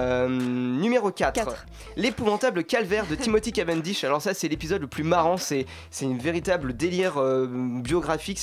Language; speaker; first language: French; native; French